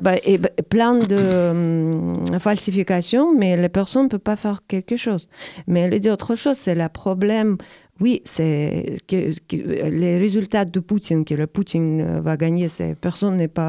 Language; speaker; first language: French; non-native, learner; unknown